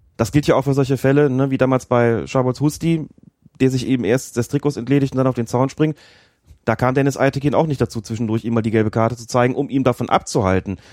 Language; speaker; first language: German; native; German